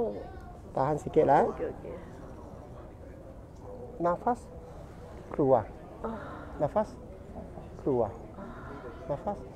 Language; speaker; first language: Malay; non-native, local second language; Cantonese